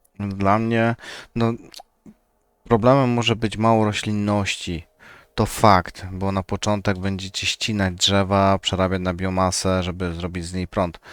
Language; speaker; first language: Polish; native; Polish